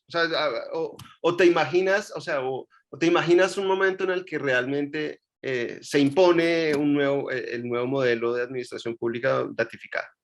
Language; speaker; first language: Spanish; native; Spanish